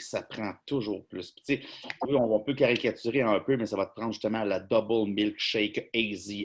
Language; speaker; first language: French; native; French